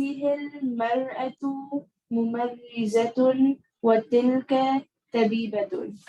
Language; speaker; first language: Arabic; non-native, learner; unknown